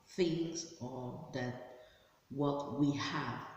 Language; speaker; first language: English; non-native, fluent; Italian